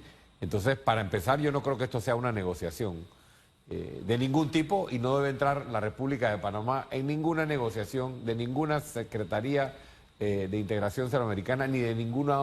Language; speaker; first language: Spanish; native; Spanish